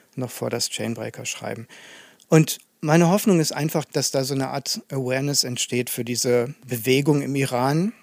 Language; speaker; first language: German; native; German